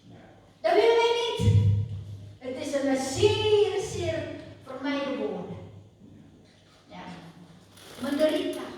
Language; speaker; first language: Dutch; non-native, fluent; Indonesian